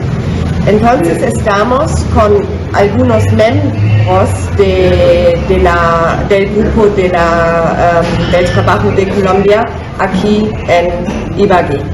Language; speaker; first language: Spanish; non-native, fluent; German